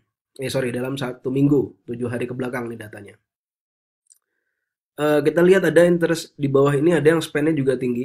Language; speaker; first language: Indonesian; native; Indonesian